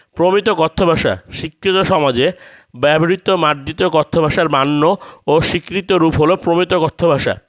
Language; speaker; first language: Bangla; native; Bangla